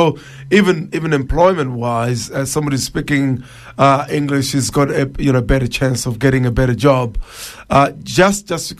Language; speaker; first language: English; non-native, fluent; Luba-Lulua